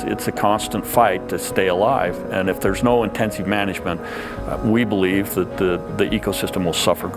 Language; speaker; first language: English; native; English